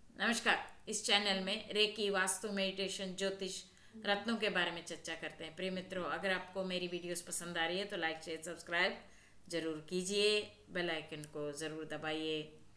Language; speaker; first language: Hindi; non-native, local second language; Telugu